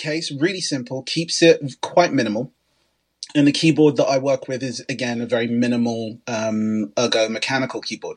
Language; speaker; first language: English; native; English